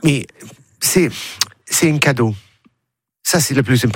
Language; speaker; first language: French; non-native, learner; English